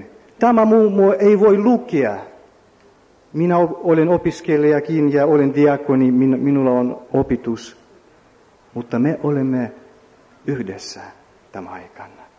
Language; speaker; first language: Finnish; non-native, learner; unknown